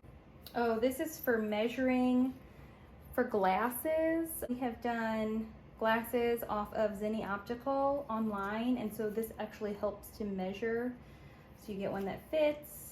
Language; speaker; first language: English; native; English